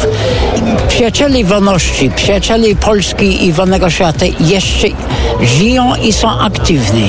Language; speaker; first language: Polish; non-native, fluent; English